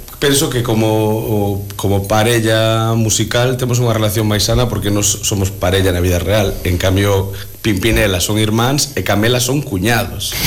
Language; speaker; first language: Galician; non-native, local second language; Spanish